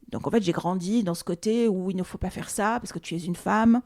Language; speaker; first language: French; early bilingual, other home language; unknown